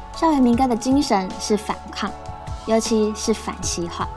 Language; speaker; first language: Chinese; native; Chinese